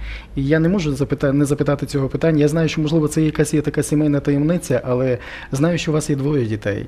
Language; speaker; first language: Ukrainian; native; Ukrainian